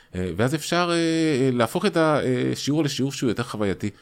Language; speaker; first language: Hebrew; non-native, fluent; Spanish